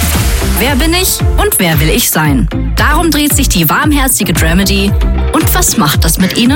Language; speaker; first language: German; native; German